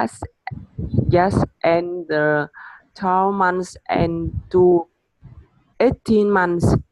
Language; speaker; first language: English; non-native, learner; Vietnamese